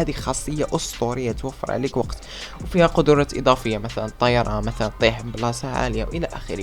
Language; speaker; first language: Arabic; native; Arabic